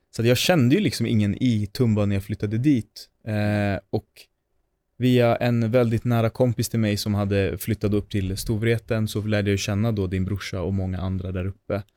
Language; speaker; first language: Swedish; native; Swedish